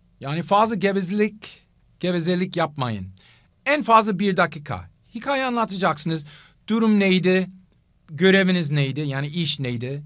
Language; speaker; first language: Turkish; non-native, fluent; English